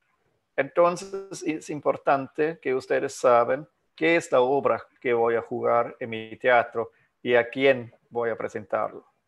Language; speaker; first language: Spanish; non-native, fluent; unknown